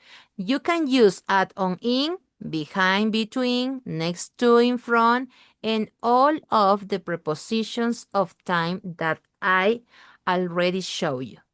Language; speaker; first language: English; non-native, learner; Spanish